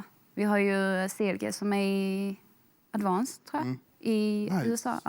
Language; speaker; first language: Swedish; native; Swedish